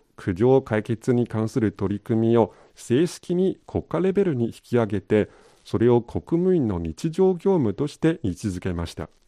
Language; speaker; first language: Japanese; non-native, fluent; Chinese